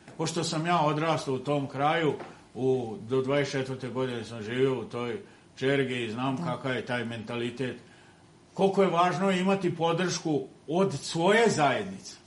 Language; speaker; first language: Bosnian; non-native, local second language; Romany